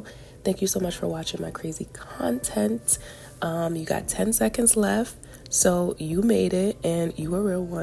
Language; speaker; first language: English; native; English